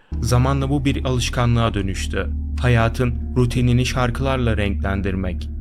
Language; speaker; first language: Turkish; native; Turkish